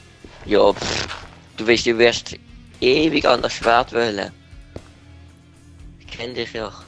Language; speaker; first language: German; native; German